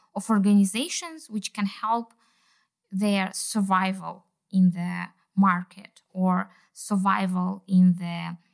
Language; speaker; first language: English; non-native, fluent; Kazakh